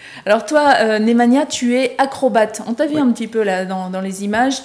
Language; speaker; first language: French; native; French